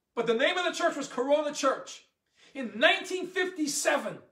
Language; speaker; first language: English; native; English